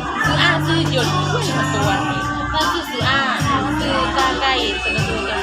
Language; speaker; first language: Chinese; non-native, learner; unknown